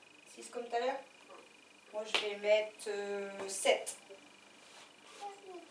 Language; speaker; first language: French; native; French